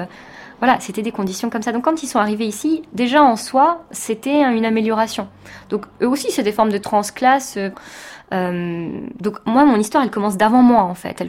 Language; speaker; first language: French; early bilingual, other home language; Tamil